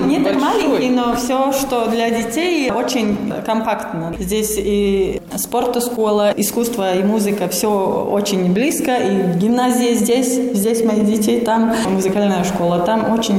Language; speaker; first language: Russian; non-native, local second language; Latvian